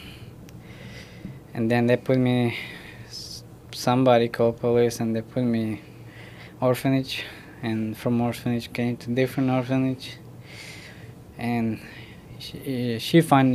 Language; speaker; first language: English; non-native, learner; Ukrainian